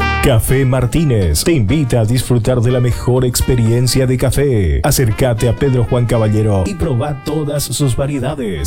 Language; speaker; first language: Spanish; native; Spanish